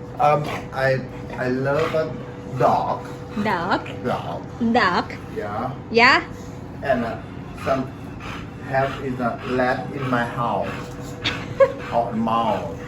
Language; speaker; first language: English; non-native, learner; Thai